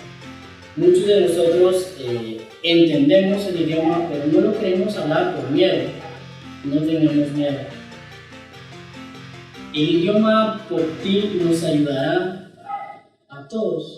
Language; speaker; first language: Spanish; non-native, local second language; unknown